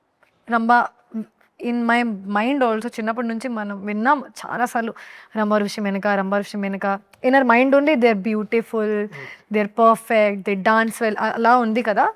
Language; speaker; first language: Telugu; non-native, learner; Hindi